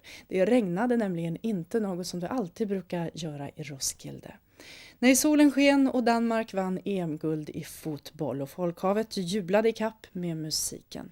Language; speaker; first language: Swedish; native; Swedish